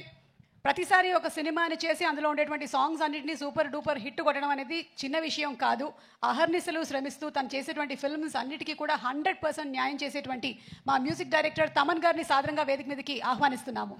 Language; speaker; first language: Telugu; native; Telugu